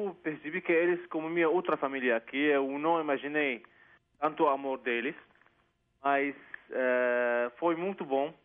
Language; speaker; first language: Portuguese; non-native, learner; Arabic